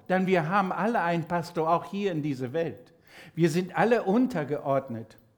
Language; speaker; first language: German; non-native, fluent; Spanish